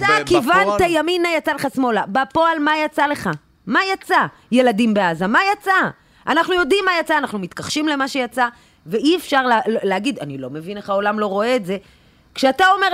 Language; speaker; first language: Hebrew; native; Hebrew